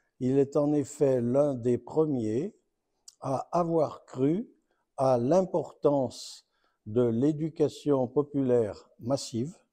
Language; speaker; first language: French; native; French